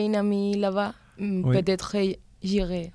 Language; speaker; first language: French; non-native, learner; Spanish